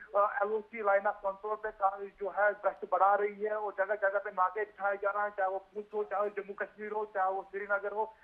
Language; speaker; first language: Urdu; non-native, local second language; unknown